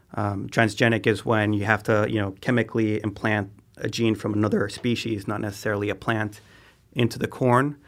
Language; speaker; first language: English; non-native, fluent; Spanish